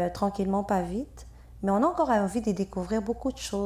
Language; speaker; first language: French; native; French